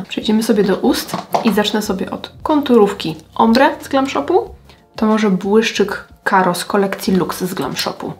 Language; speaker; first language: Polish; native; Polish